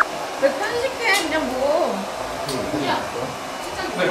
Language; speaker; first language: Korean; native; Korean